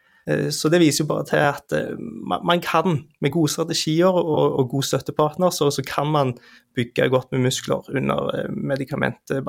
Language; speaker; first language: Norwegian; native; Norwegian